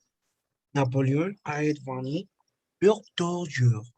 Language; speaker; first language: French; non-native, learner; Spanish